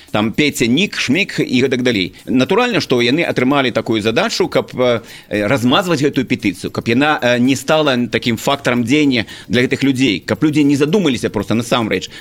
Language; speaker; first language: Belarusian; native; Belarusian